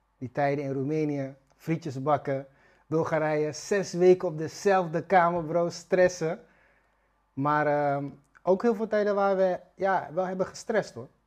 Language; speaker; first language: Dutch; native; Dutch